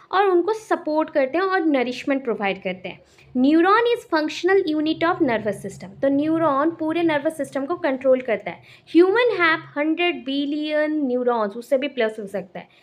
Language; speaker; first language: Hindi; non-native, local second language; Odia